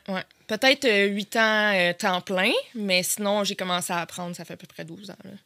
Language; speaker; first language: French; native; French